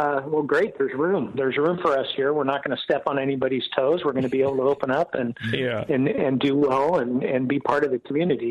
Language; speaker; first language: English; native; English